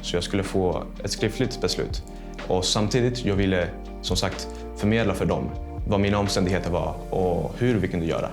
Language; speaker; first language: Swedish; non-native, fluent; Spanish